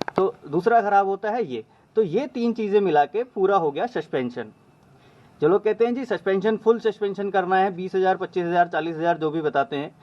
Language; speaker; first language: Hindi; native; Hindi